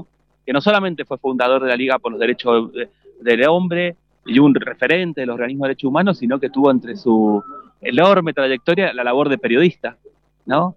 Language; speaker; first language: Spanish; native; Spanish